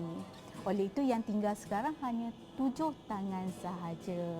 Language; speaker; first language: Malay; native; Malay